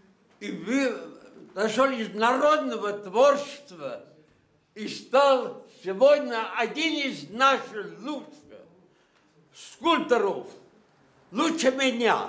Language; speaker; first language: Russian; non-native, local second language; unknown